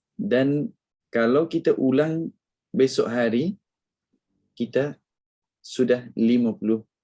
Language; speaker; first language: Malay; non-native, fluent; Arabic